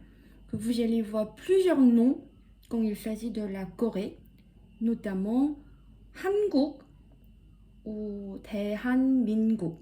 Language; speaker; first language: French; non-native, fluent; Korean